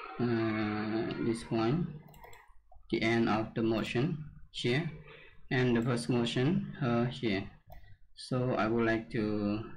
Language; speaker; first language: English; non-native, learner; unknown